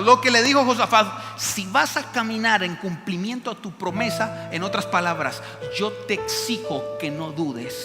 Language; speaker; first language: Spanish; native; Spanish